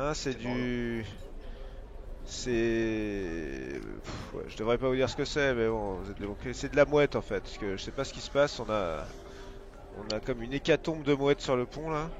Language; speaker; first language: French; native; French